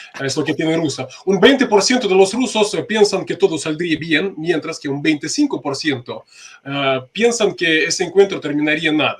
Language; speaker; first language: Spanish; non-native, fluent; Russian